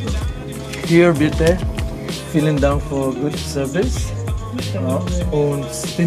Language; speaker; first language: German; non-native, learner; Filipino